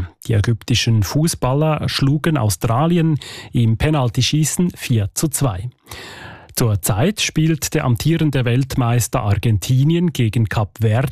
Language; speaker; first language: German; native; German